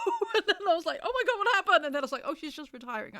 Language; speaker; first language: English; native; English